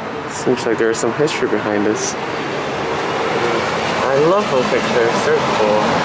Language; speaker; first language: English; non-native, local second language; Cantonese